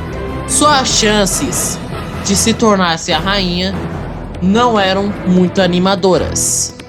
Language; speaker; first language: Portuguese; native; Portuguese